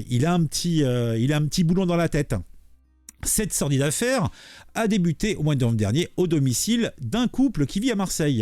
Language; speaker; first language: French; native; French